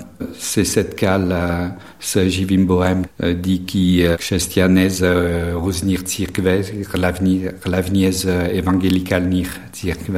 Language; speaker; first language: Czech; non-native, fluent; French